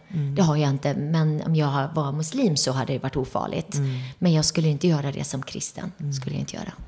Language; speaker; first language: Swedish; early bilingual, other home language; Turoyo